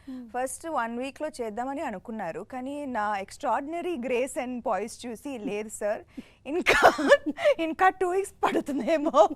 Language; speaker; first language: Telugu; non-native, fluent; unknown